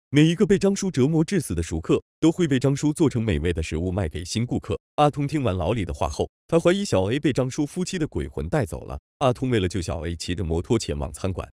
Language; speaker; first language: Chinese; native; Chinese